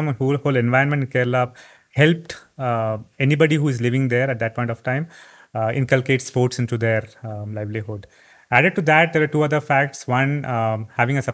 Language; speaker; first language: English; non-native, local second language; Tamil